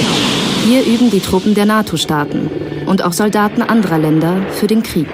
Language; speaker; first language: German; native; German